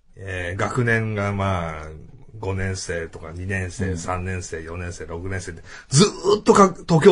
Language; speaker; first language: Japanese; native; Japanese